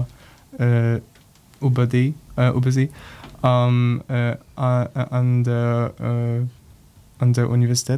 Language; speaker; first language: German; non-native, learner; Polish